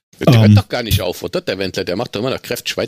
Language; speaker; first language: German; native; German